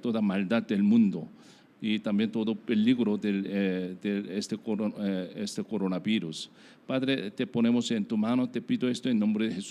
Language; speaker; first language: Spanish; non-native, learner; Korean